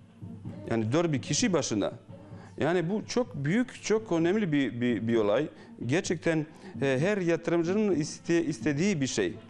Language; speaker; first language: Turkish; non-native, fluent; Bosnian